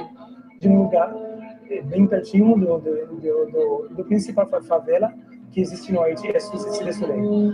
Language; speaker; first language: Portuguese; non-native, fluent; Haitian Creole